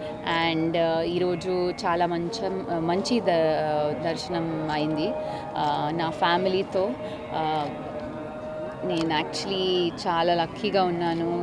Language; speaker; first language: Telugu; non-native, learner; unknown